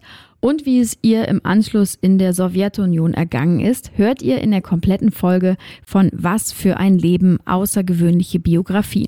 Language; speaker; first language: German; native; German